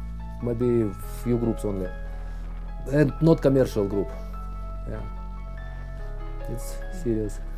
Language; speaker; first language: English; non-native, learner; Russian